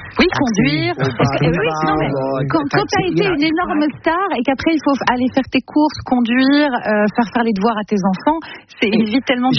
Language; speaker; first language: French; native; French